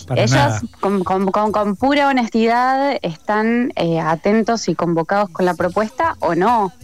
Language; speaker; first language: Spanish; native; Spanish